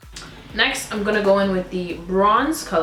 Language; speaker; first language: English; native; English